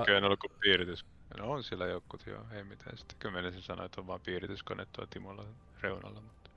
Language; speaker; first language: Finnish; native; Finnish